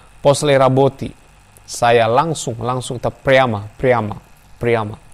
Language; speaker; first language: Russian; non-native, learner; Javanese